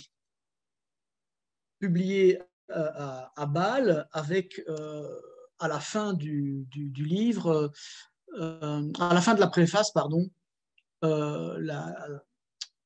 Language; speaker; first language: French; native; French